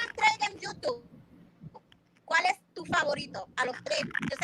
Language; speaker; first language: Spanish; early bilingual, heritage; Spanish